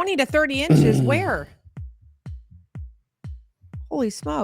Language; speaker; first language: English; native; English